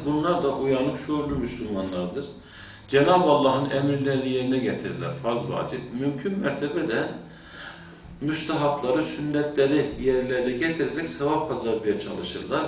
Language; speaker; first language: Turkish; native; Turkish